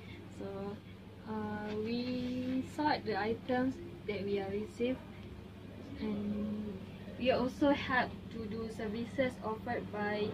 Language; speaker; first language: English; non-native, learner; Malay